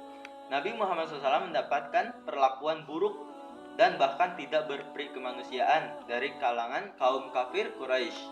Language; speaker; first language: Indonesian; native; Indonesian